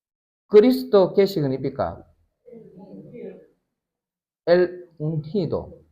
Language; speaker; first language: Spanish; non-native, learner; Korean